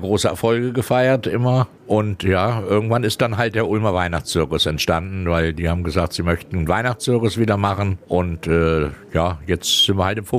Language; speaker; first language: German; native; German